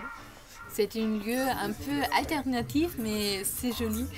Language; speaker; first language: French; non-native, learner; German